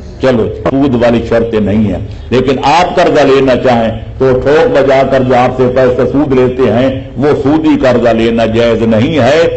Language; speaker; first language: Urdu; non-native, local second language; Punjabi